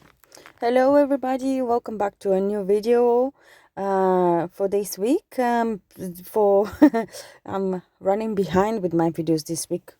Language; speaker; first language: English; non-native, fluent; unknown